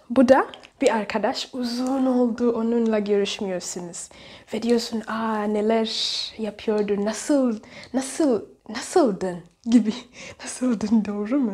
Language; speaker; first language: Turkish; non-native, fluent; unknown